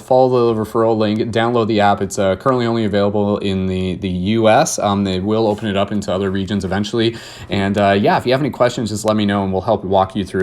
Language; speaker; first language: English; native; English